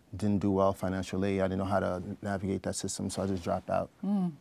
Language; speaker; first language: English; native; English